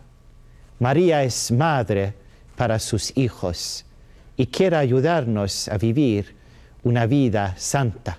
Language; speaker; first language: Spanish; non-native, learner; Swedish